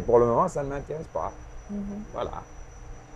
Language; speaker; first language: French; non-native, local second language; English